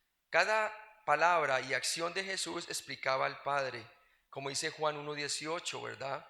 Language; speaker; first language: Spanish; native; Spanish